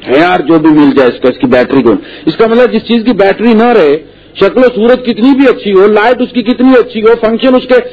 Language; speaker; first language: Urdu; non-native, local second language; Punjabi